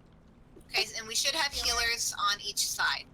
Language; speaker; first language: English; native; English